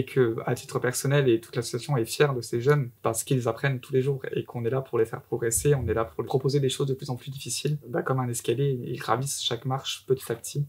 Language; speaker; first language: French; native; French